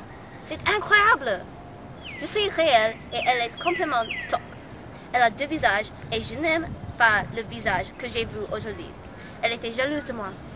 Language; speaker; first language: French; non-native, learner; English